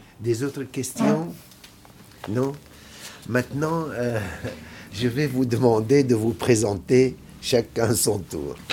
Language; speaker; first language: French; non-native, fluent; Arabic